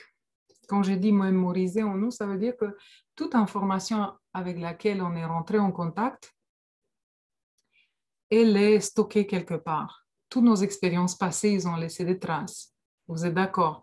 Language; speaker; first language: French; non-native, fluent; Romanian